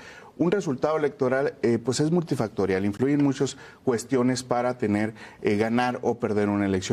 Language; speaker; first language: Spanish; native; Spanish